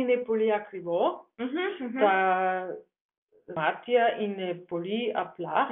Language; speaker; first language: Greek; non-native, learner; German